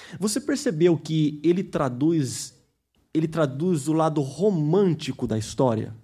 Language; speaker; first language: Portuguese; early bilingual, heritage; Portuguese